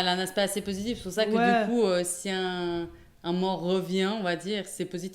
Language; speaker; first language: French; native; French